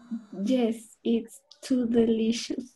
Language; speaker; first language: English; non-native, learner; Spanish